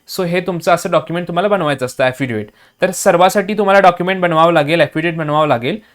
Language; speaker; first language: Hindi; non-native, local second language; Marathi